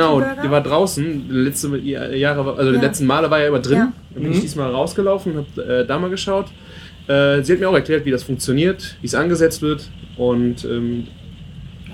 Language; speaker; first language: German; native; German